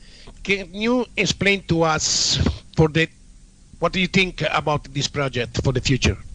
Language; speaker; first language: English; non-native, learner; Italian